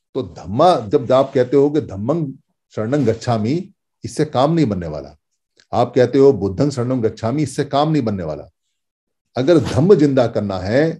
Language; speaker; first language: Hindi; native; Hindi